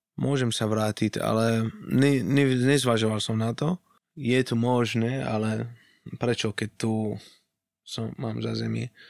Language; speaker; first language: Slovak; non-native, fluent; Arabic